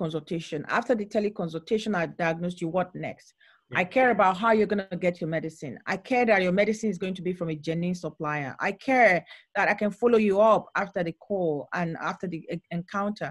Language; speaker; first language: English; non-native, local second language; Yoruba